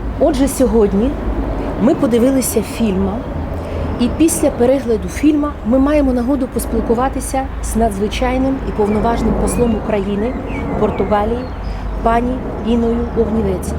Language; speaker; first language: Ukrainian; native; Ukrainian